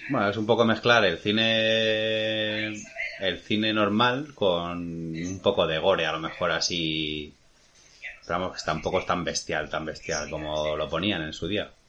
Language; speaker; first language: Spanish; native; Spanish